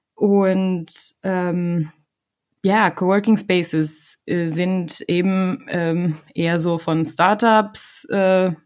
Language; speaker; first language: German; non-native, fluent; Spanish